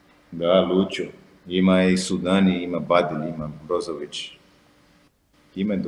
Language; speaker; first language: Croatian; non-native, fluent; Portuguese